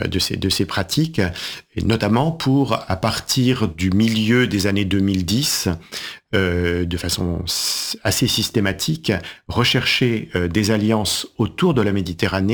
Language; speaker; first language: French; native; French